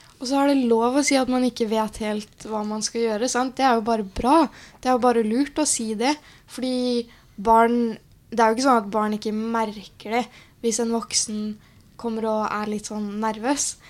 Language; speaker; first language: Norwegian; native; Norwegian